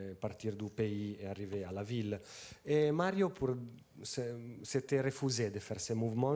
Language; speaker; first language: French; non-native, fluent; Italian